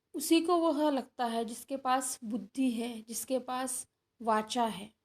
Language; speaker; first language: Hindi; non-native, local second language; Marathi